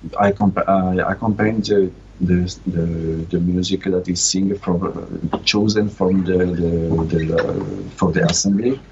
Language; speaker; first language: English; non-native, learner; Italian